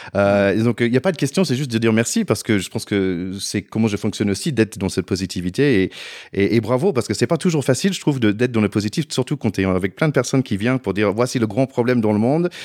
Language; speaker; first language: French; non-native, fluent; English